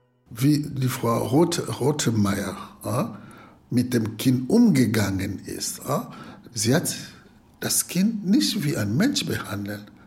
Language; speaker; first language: German; non-native, fluent; Lingala